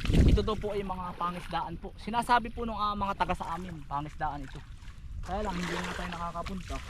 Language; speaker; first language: Filipino; native; Filipino